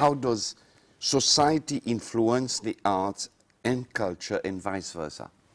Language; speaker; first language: English; non-native, local second language; Seselwa Creole French